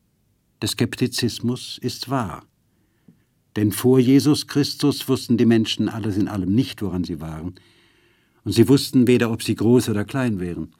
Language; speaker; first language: German; native; German